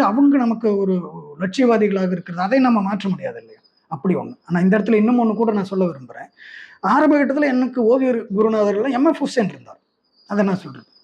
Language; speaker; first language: Tamil; non-native, local second language; Malayalam